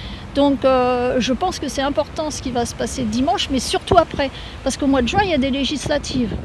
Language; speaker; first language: French; native; French